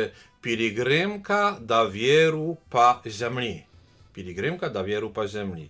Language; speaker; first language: Polish; non-native, learner; Belarusian